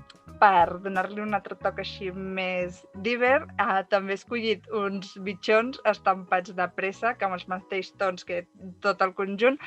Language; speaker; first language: Catalan; native; Catalan